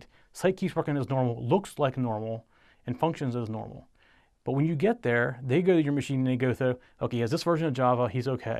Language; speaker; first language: English; native; English